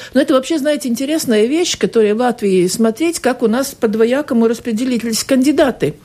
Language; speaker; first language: Russian; non-native, local second language; Latvian